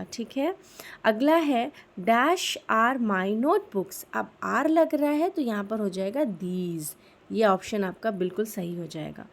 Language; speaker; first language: Hindi; native; Hindi